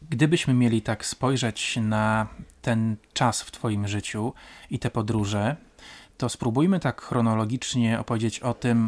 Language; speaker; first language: Polish; native; Polish